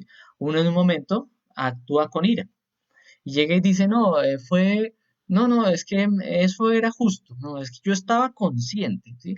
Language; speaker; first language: Spanish; native; Spanish